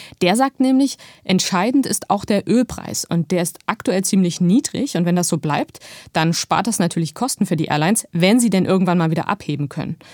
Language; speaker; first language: German; native; German